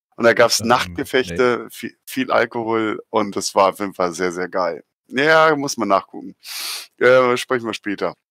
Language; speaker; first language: German; native; German